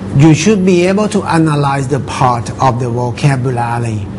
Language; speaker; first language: English; non-native, fluent; Thai